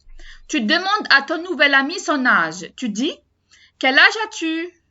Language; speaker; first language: French; non-native, learner; Arabic